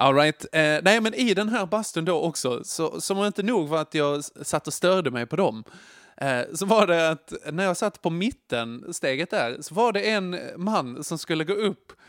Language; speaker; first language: Swedish; native; Swedish